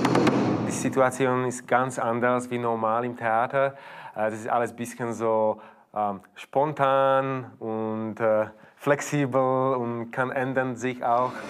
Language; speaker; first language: German; non-native, fluent; Slovak